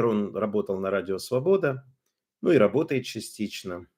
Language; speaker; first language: Russian; native; Russian